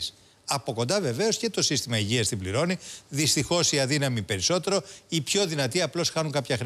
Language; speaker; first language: Greek; native; Greek